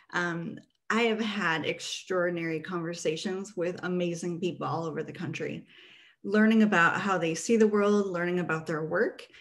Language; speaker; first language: English; early bilingual, other home language; Spanish